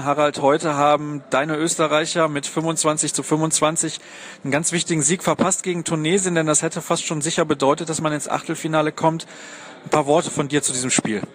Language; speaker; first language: German; native; German